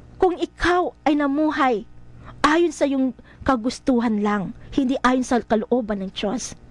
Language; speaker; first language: Filipino; native; Filipino